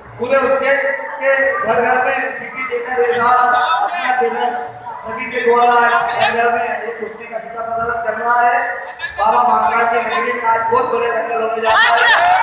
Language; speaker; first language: Hindi; native; Hindi